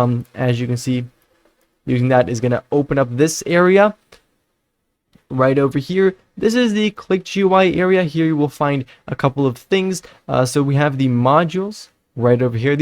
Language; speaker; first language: English; non-native, fluent; Dutch